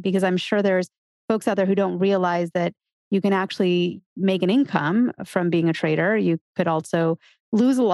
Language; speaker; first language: English; native; English